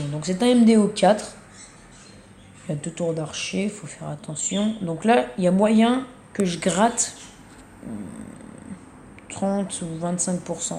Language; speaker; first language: French; native; French